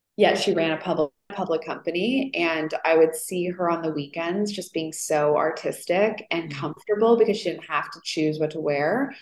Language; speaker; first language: English; native; English